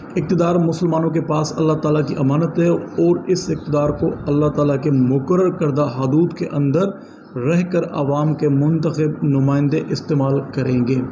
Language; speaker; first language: Urdu; non-native, local second language; Sindhi